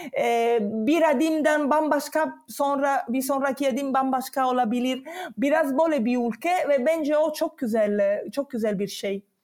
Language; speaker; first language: Turkish; non-native, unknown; Italian